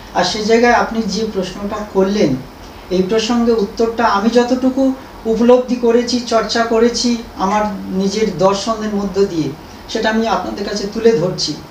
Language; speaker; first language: Bangla; native; Bangla